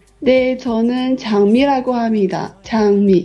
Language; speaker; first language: Korean; non-native, learner; Chinese